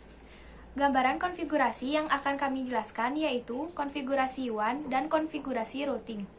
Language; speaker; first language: Indonesian; native; Indonesian